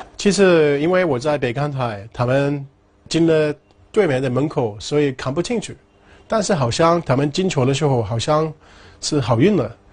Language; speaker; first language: Chinese; non-native, fluent; English